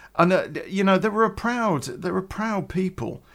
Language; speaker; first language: English; native; English